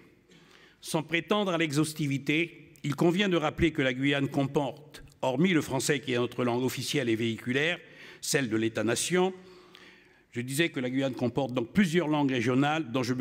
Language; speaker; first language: French; native; French